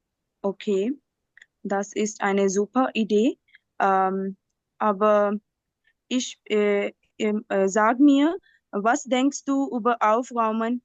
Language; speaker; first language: German; non-native, learner; Urdu